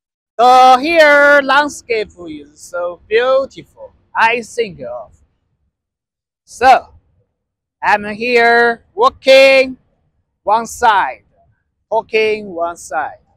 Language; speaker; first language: English; non-native, learner; Chinese